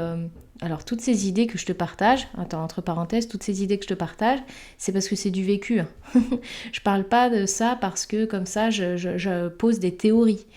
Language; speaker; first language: French; native; French